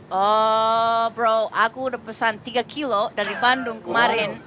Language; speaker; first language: Malay; non-native, fluent; English